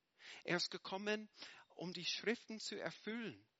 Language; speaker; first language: German; non-native, fluent; English